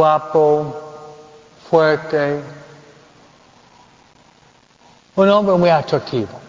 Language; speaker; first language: Spanish; early bilingual, heritage; Spanish